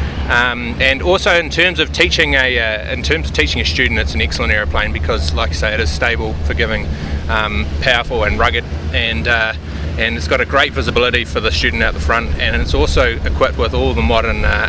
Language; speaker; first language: English; native; English